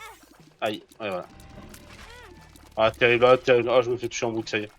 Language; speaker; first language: French; native; French